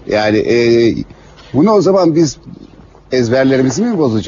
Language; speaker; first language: Turkish; native; Turkish